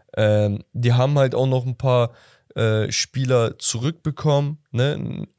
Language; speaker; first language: German; native; German